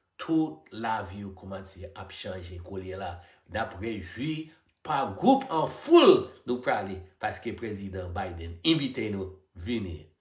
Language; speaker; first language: Haitian Creole; early bilingual, other home language; English